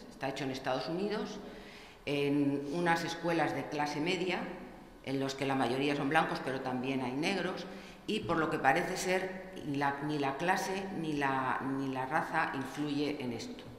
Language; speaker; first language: Spanish; native; Spanish